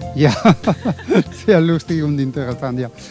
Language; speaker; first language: German; non-native, learner; Spanish